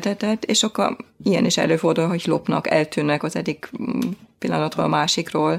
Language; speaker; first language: Hungarian; non-native, fluent; German